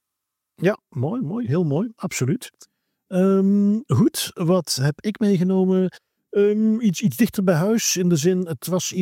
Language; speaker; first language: Dutch; native; Dutch